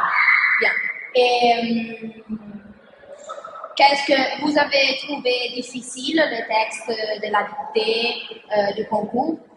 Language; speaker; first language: French; non-native, learner; Italian